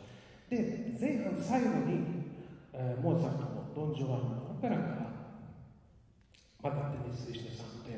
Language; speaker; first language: Japanese; non-native, fluent; Ukrainian